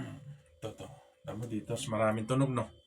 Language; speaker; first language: Filipino; native; Filipino